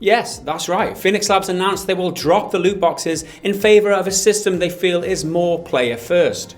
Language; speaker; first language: English; native; English